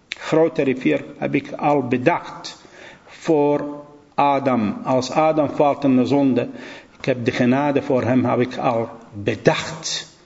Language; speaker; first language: Dutch; non-native, fluent; Assyrian Neo-Aramaic